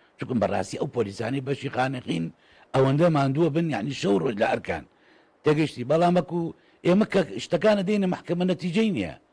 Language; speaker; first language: Central Kurdish; native; Central Kurdish